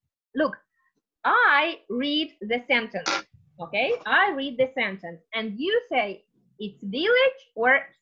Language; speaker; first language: English; non-native, fluent; Russian